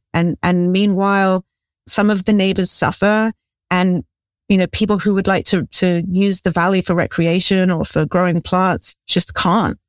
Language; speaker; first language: English; native; English